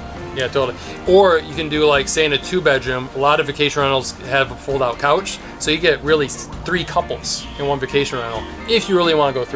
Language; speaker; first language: English; native; English